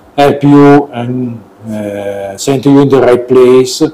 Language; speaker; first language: English; non-native, learner; Italian